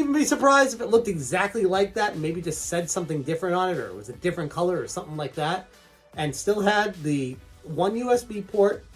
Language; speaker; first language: English; native; English